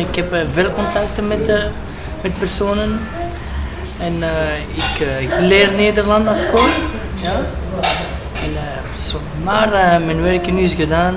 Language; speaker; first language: Dutch; non-native, learner; Romany